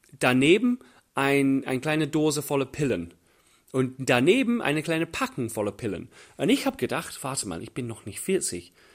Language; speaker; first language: German; non-native, fluent; English